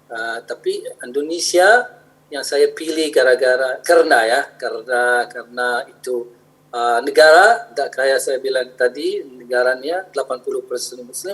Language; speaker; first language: Indonesian; non-native, fluent; Arabic